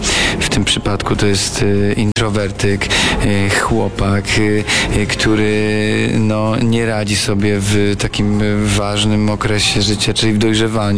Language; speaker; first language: Polish; native; Polish